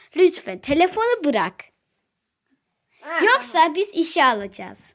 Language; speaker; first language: Turkish; early bilingual, heritage; Turkish